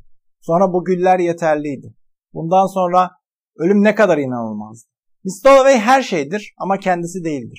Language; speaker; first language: Turkish; native; Turkish